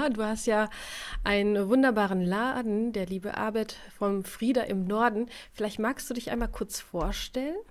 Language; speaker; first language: German; native; German